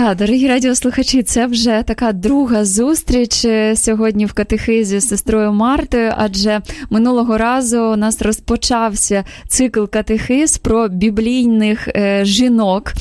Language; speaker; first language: Ukrainian; native; Ukrainian